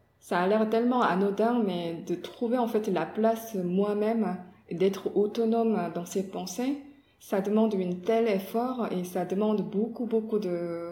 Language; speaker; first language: French; non-native, fluent; Korean